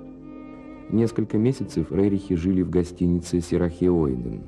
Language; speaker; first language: Russian; native; Russian